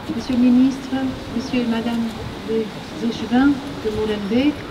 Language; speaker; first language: French; non-native, fluent; Dutch